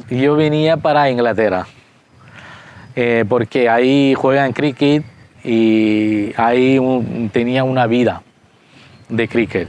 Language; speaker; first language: Spanish; non-native, fluent; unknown